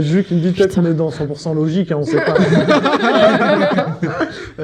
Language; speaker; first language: French; native; French